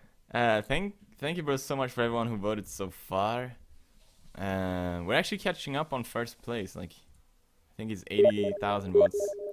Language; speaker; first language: English; non-native, fluent; Swedish